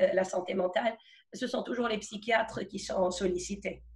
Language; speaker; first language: French; non-native, local second language; Arabic